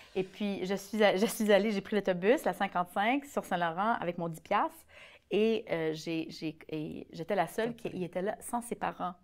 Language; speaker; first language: French; early bilingual, other home language; Polish